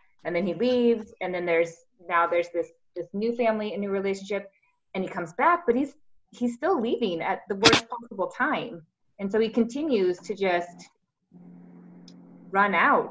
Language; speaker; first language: English; native; English